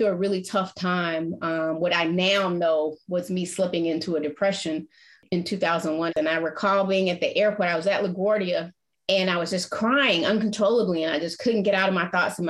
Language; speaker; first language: English; native; English